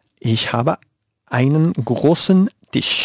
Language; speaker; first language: German; non-native, learner; Spanish